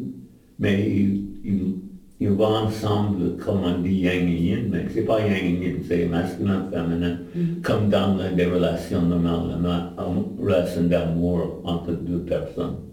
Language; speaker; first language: French; non-native, learner; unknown